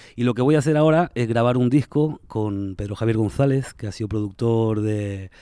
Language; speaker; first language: Spanish; native; Spanish